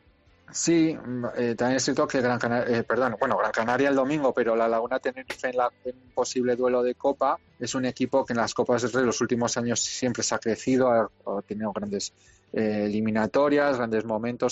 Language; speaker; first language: Spanish; native; Spanish